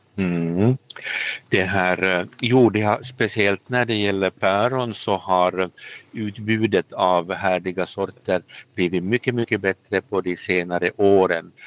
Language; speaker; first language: Swedish; native; Swedish